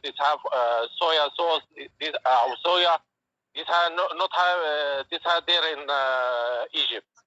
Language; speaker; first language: English; non-native, learner; Arabic